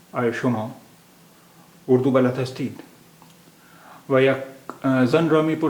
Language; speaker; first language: Persian; non-native, fluent; Urdu